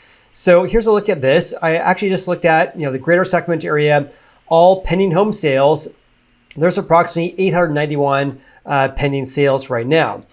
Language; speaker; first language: English; native; English